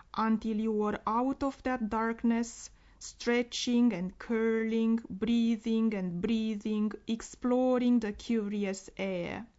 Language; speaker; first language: English; non-native, fluent; Romanian